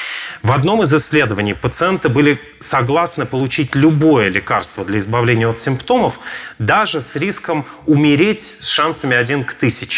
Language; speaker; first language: Russian; native; Russian